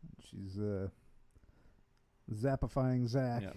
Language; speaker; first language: English; native; English